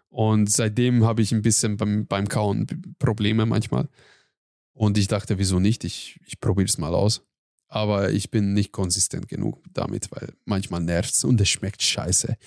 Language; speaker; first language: German; non-native, fluent; Hungarian